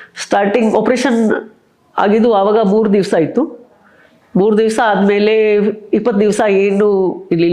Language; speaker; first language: Kannada; non-native, local second language; Hindi